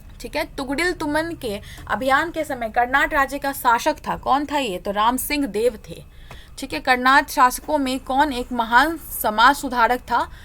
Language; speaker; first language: Hindi; native; Hindi